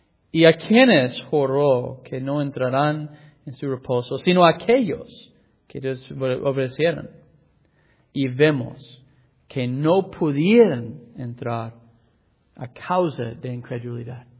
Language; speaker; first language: Spanish; non-native, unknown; English